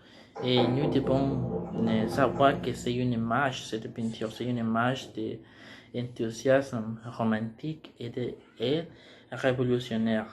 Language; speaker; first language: French; non-native, learner; Spanish